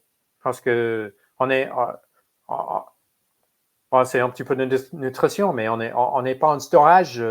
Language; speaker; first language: French; non-native, fluent; English